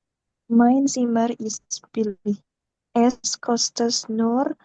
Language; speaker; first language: German; non-native, learner; Indonesian